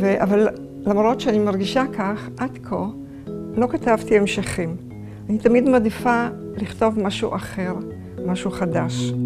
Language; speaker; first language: Hebrew; early bilingual, other home language; Polish